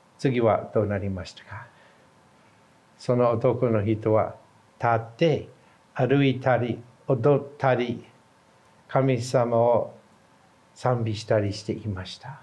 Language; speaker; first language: Japanese; non-native, fluent; English